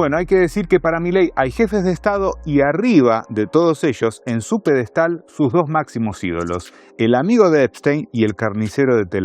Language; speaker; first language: Spanish; native; Spanish